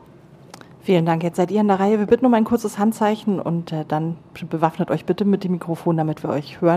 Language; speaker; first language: German; native; German